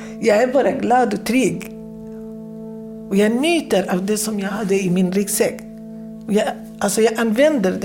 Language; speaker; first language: Swedish; non-native, fluent; Kurdish